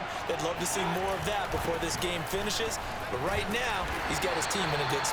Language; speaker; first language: English; native; English